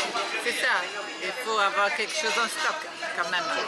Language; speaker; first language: French; non-native, fluent; German